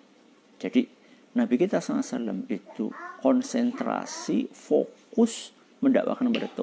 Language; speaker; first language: Indonesian; native; Indonesian